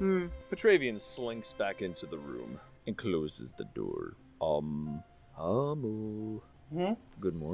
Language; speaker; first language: English; native; English